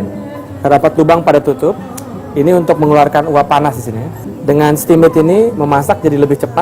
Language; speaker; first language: Indonesian; native; Indonesian